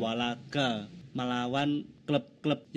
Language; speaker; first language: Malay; non-native, local second language; Javanese